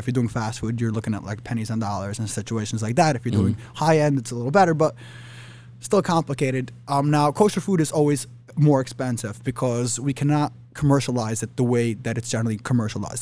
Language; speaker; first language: English; early bilingual, other home language; Yiddish